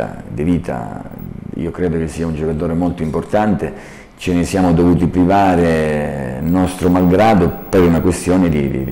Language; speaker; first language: Italian; native; Italian